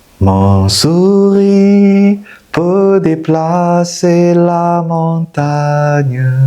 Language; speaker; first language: French; non-native, fluent; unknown